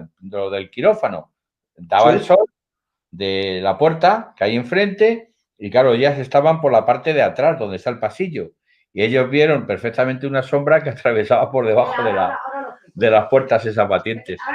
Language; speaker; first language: Spanish; native; Spanish